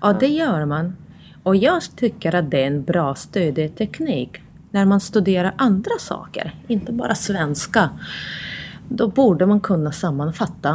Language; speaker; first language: Swedish; non-native, fluent; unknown